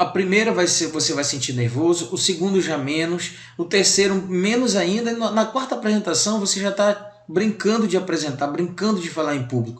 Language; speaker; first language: Portuguese; native; Portuguese